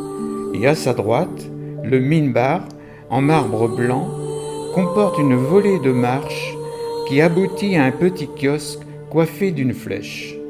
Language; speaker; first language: French; native; French